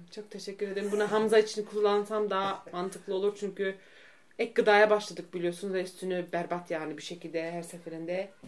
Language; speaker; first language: Turkish; early bilingual, heritage; Turkish